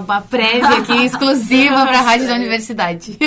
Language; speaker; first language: Portuguese; native; Portuguese